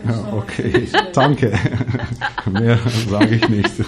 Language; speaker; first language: German; non-native, learner; Albanian